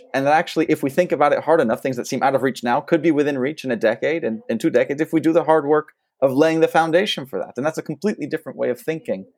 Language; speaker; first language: English; early bilingual, other home language; French